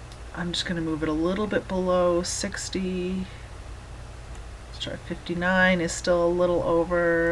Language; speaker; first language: English; native; English